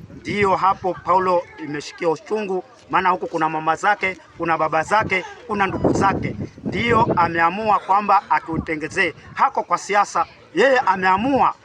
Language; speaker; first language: Swahili; native; Swahili